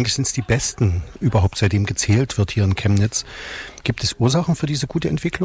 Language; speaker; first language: German; native; German